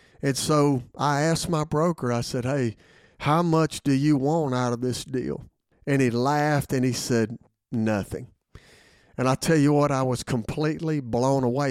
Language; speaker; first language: English; native; English